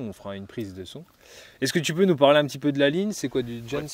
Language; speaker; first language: French; native; French